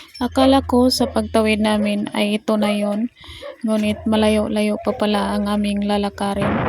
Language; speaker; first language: Filipino; non-native, local second language; Cebuano